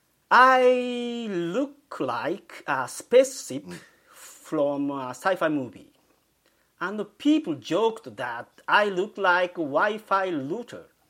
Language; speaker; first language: English; non-native, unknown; Japanese